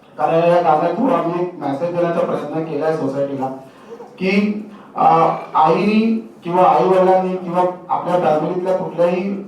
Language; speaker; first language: Marathi; native; Marathi